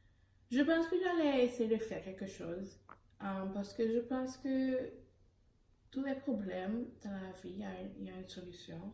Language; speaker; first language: French; early bilingual, heritage; Haitian Creole